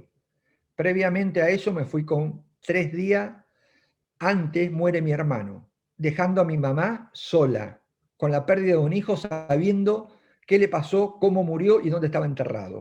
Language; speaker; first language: Spanish; native; Spanish